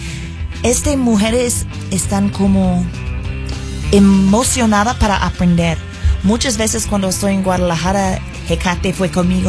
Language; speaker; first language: Spanish; non-native, fluent; English